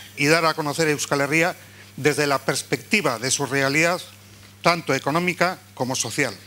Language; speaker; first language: Spanish; non-native, local second language; Basque